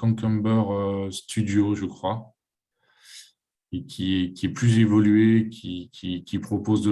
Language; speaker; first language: French; native; French